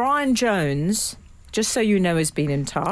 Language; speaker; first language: English; native; English